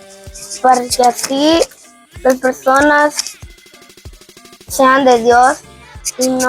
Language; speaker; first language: Spanish; early bilingual, heritage; Spanish